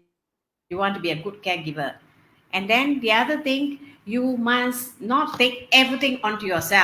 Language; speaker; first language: English; non-native, local second language; Cantonese